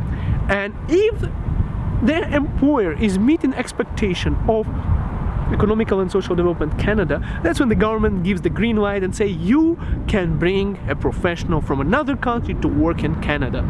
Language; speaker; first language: English; non-native, local second language; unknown